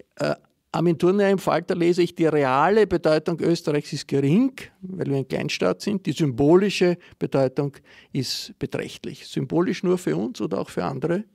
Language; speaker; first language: German; native; German